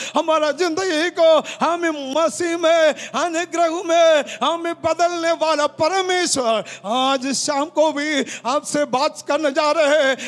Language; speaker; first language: Hindi; non-native, local second language; Malayalam